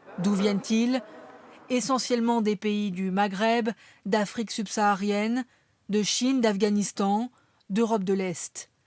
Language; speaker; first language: French; native; French